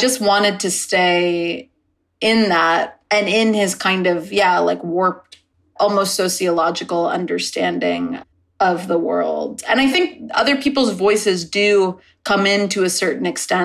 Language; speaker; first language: English; native; English